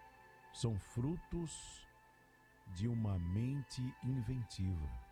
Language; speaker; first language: Portuguese; native; Portuguese